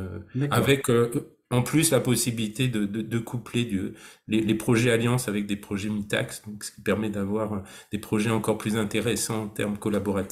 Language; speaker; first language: French; native; French